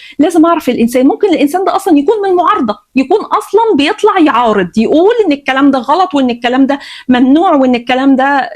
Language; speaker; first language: Egyptian Arabic; native; Egyptian Arabic